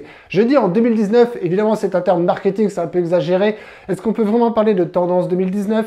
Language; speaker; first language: French; native; French